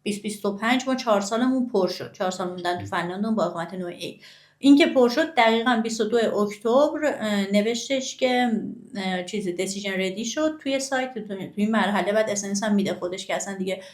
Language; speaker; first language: Persian; native; Persian